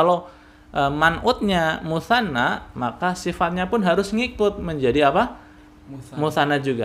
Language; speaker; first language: Indonesian; native; Indonesian